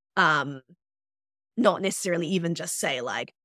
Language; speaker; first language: English; native; English